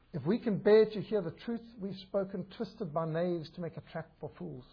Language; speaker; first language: English; native; English